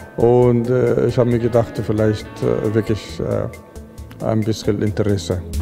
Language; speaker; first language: German; non-native, fluent; Arabic